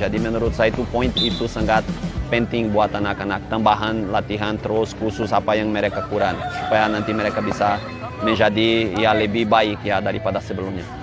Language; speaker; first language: Indonesian; non-native, fluent; Portuguese